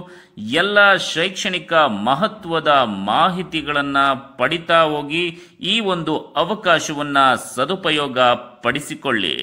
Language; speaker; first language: Kannada; native; Kannada